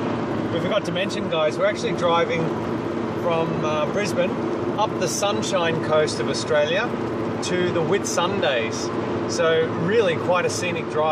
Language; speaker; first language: English; native; English